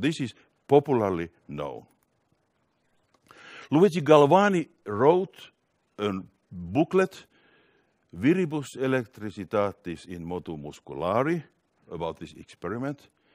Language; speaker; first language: English; non-native, fluent; Finnish